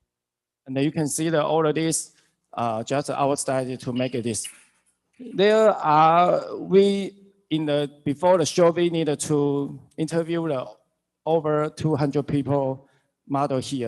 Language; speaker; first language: English; non-native, learner; Chinese